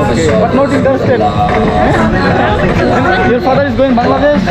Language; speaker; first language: English; non-native, learner; Bangla